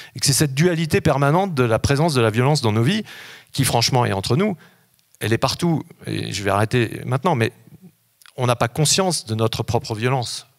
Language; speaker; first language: French; native; French